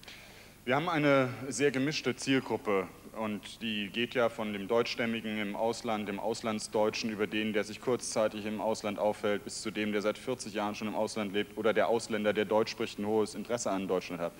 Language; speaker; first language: German; native; German